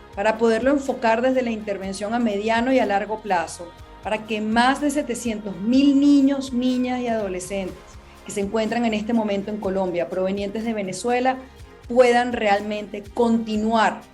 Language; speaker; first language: Spanish; native; Spanish